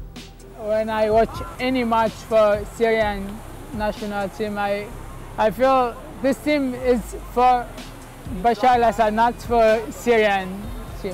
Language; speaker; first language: English; non-native, learner; Arabic